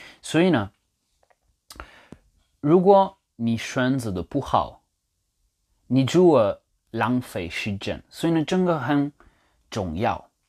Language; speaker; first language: Chinese; non-native, learner; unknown